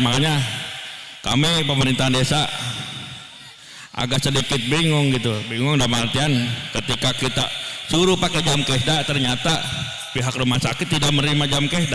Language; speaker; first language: Indonesian; native; Indonesian